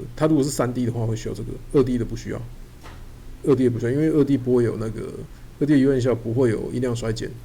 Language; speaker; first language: Chinese; native; Chinese